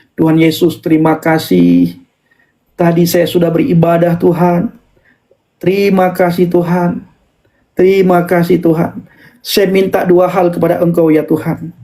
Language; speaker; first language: Indonesian; non-native, local second language; Achinese